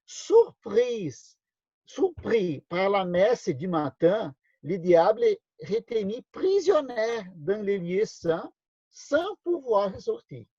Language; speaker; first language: French; non-native, learner; Portuguese